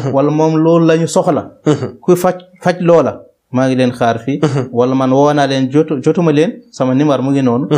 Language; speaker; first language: Wolof; non-native, local second language; Fula